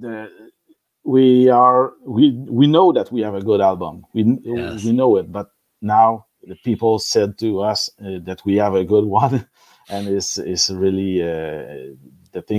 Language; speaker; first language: English; non-native, learner; French